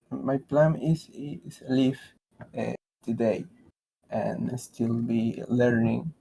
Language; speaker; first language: English; non-native, learner; Spanish